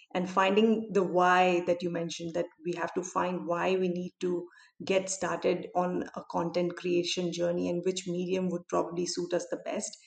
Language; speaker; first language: English; non-native, local second language; Hindi